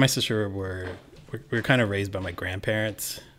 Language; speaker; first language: English; early bilingual, other home language; Cantonese